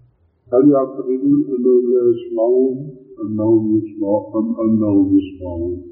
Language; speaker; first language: Arabic; native; Arabic